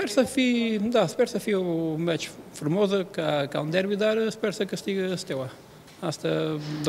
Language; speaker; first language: Romanian; non-native, learner; Portuguese